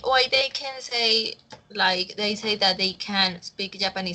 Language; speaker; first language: English; non-native, learner; Spanish